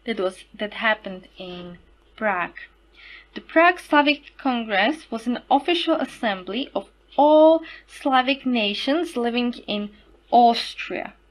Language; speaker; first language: English; non-native, fluent; Slovak